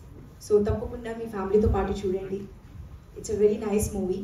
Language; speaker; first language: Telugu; non-native, learner; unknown